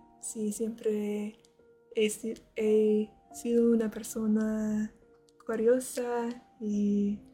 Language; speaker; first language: Spanish; non-native, learner; English